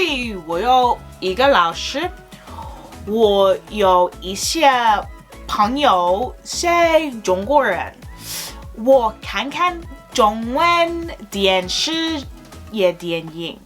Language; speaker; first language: Chinese; non-native, learner; English